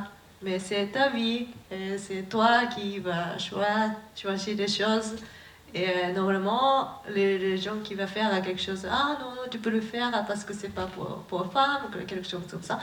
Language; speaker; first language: French; non-native, learner; Japanese